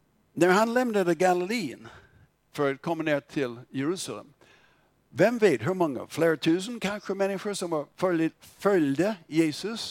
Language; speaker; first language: Swedish; non-native, fluent; English